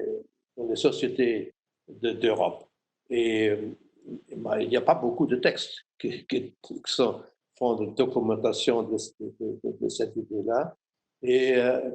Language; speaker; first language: French; non-native, fluent; German